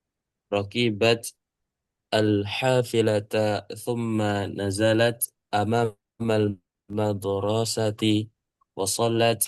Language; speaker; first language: Arabic; non-native, learner; Indonesian